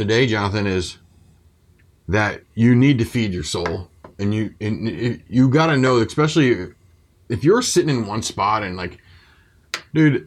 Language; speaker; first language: English; native; English